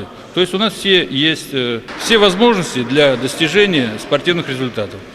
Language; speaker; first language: Russian; native; Russian